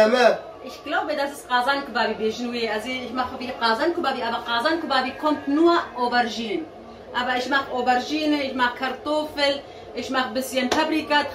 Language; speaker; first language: German; non-native, learner; Kurdish